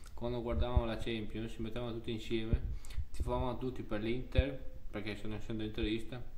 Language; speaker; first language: Italian; non-native, fluent; Albanian